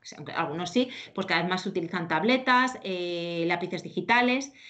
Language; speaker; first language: Spanish; native; Spanish